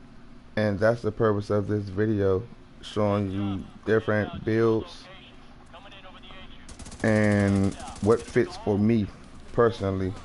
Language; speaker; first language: English; native; English